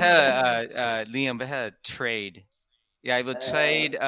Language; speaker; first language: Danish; non-native, learner; English